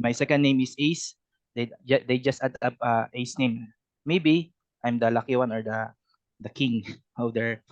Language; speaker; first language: English; non-native, learner; Cebuano